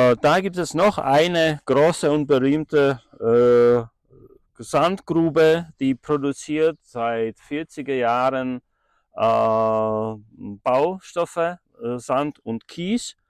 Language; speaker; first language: German; non-native, fluent; Czech